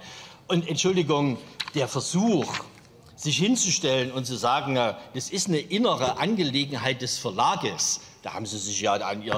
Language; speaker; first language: German; native; German